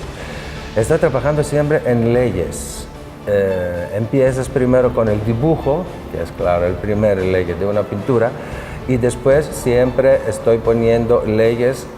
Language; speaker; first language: Spanish; non-native, fluent; Greek